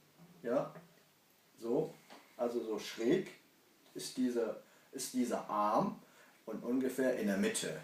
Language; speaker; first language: German; early bilingual, other home language; Kurdish